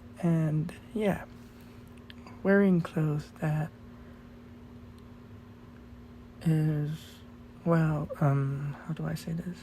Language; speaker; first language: English; non-native, fluent; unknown